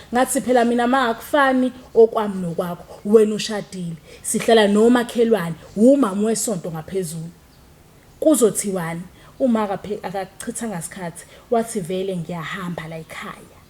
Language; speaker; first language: Zulu; native; Zulu